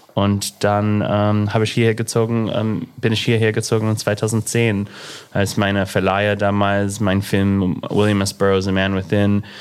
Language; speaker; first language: German; non-native, fluent; English